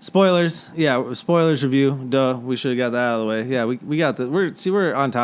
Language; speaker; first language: English; native; English